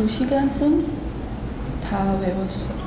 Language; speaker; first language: Korean; non-native, learner; Chinese